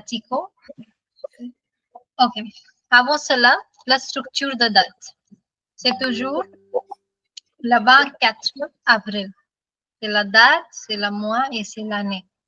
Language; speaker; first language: French; non-native, fluent; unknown